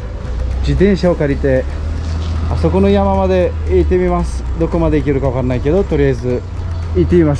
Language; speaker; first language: Japanese; non-native, fluent; Romanian